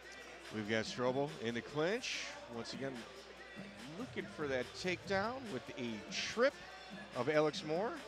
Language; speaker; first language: English; native; English